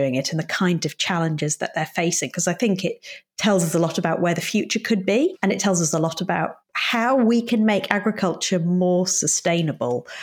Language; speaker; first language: English; native; English